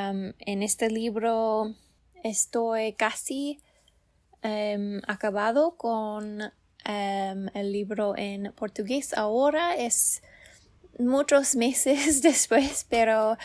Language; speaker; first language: Spanish; non-native, learner; English